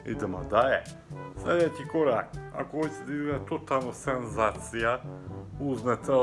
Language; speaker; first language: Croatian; non-native, local second language; Hungarian